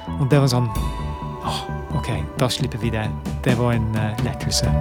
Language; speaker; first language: Norwegian; non-native, fluent; English